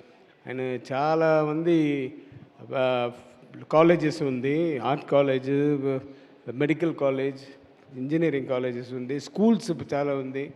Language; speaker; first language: Telugu; non-native, learner; Tamil